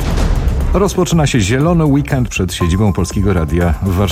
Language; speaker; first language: Polish; native; Polish